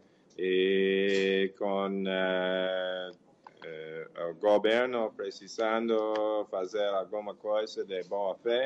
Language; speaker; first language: Portuguese; non-native, fluent; English